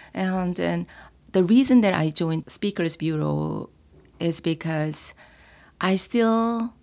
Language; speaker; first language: English; non-native, fluent; Korean